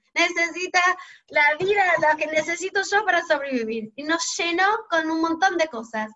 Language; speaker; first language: Spanish; non-native, fluent; English